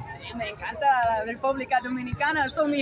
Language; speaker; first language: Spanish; non-native, learner; English